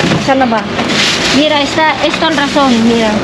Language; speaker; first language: Spanish; non-native, learner; Filipino